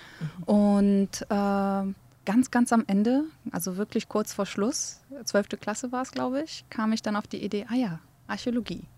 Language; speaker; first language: German; early bilingual, other home language; Central Kurdish